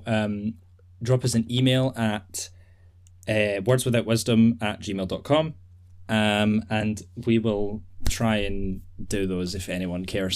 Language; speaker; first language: English; native; English